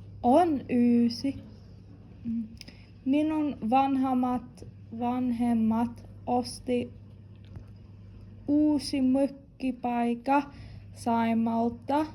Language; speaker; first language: Finnish; non-native, learner; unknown